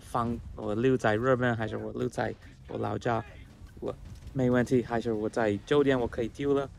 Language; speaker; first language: Chinese; non-native, fluent; English